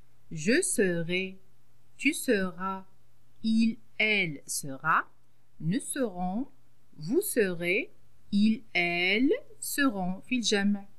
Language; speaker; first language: French; non-native, local second language; Arabic